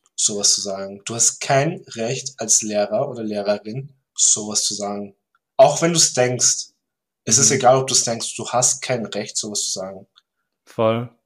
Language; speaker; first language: German; early bilingual, other home language; Turkish